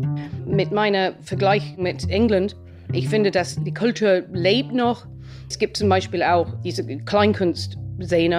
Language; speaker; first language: German; non-native, fluent; English